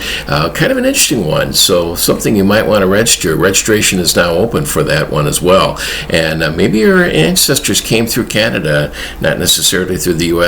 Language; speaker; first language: English; native; English